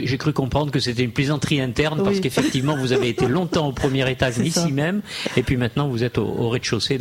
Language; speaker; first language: French; native; French